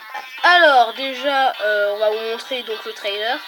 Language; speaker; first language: French; native; French